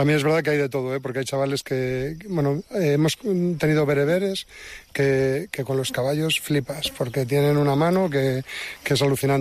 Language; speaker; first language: Spanish; native; Spanish